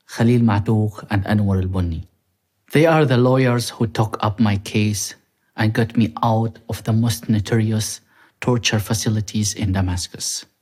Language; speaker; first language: English; non-native, fluent; Arabic